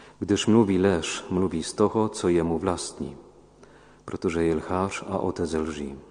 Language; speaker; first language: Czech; non-native, fluent; Polish